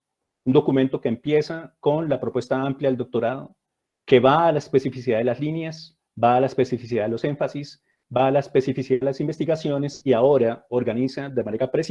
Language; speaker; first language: Spanish; native; Spanish